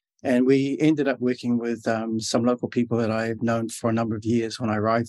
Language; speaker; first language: English; native; English